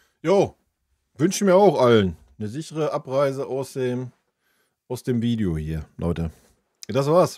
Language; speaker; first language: German; native; German